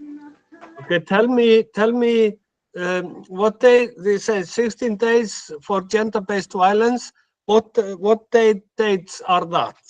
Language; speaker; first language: English; non-native, fluent; Icelandic